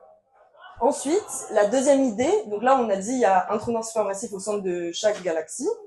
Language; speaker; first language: French; native; French